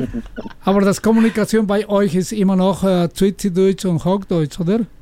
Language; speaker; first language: German; non-native, learner; Spanish